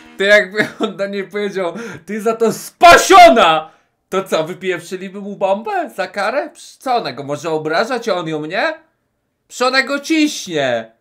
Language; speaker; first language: Polish; native; Polish